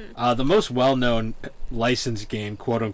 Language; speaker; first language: English; native; English